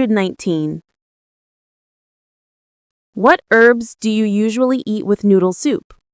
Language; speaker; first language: English; non-native, learner; Vietnamese